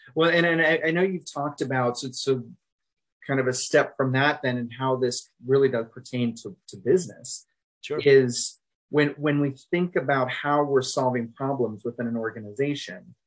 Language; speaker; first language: English; early bilingual, other home language; Spanish